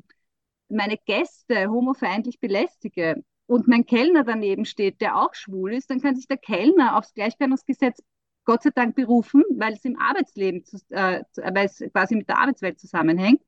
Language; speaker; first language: German; native; German